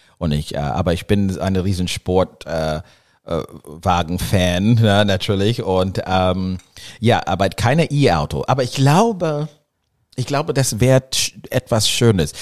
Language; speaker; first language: German; non-native, learner; English